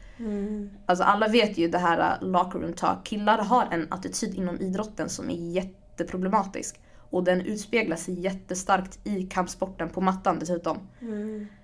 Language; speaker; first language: Swedish; early bilingual, other home language; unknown